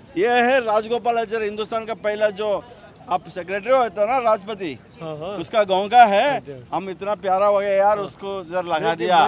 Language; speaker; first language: Hindi; non-native, local second language; Tamil